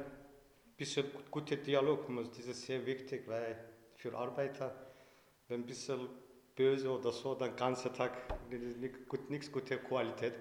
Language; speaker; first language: German; non-native, learner; Turkish